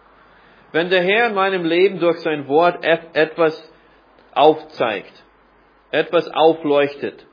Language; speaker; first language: German; non-native, fluent; English